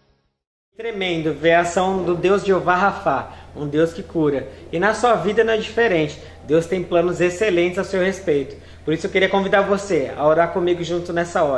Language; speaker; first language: Portuguese; native; Portuguese